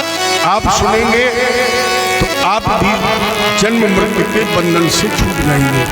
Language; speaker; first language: Hindi; native; Hindi